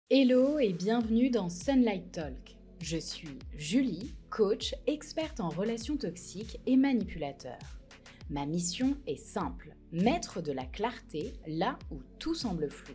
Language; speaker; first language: French; native; French